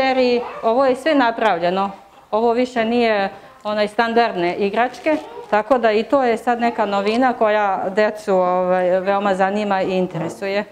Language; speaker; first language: Serbian; native; Serbian